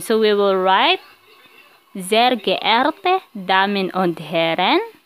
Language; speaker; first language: German; non-native, learner; Filipino